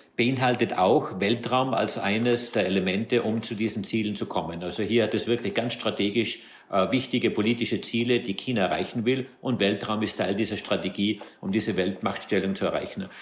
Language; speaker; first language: German; native; German